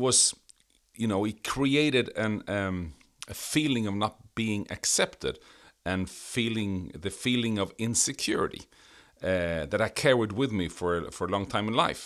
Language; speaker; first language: English; non-native, fluent; Swedish